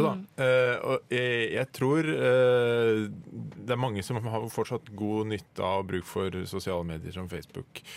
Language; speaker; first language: Norwegian; native; Norwegian